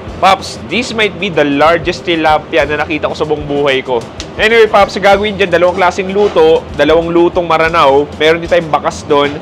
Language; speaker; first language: Filipino; native; Filipino